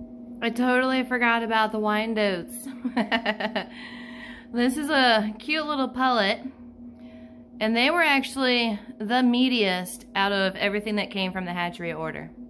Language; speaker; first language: English; native; English